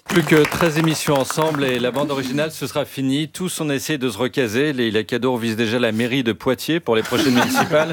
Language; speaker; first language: French; native; French